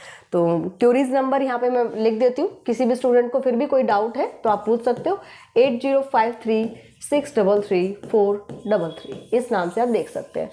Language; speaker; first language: Hindi; native; Hindi